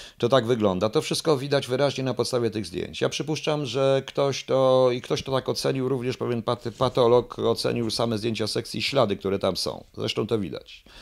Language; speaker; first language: Polish; native; Polish